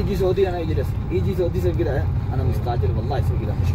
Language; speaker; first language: Arabic; non-native, learner; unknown